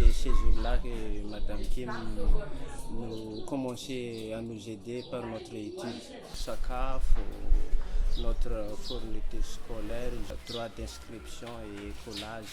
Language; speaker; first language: French; non-native, local second language; Malagasy